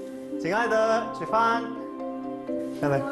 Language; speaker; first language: Chinese; non-native, fluent; Spanish